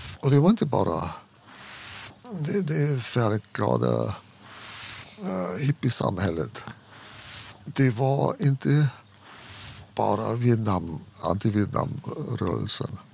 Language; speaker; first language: Swedish; non-native, fluent; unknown